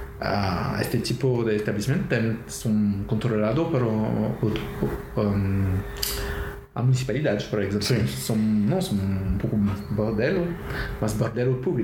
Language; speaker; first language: Portuguese; non-native, learner; French